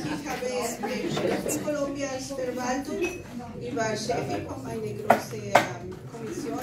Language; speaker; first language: German; non-native, learner; Spanish